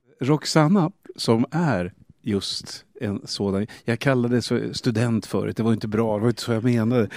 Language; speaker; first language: Swedish; native; Swedish